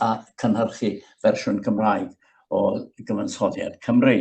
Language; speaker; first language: Welsh; native; Welsh